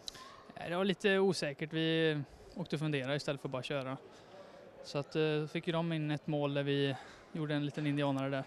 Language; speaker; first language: Swedish; native; Swedish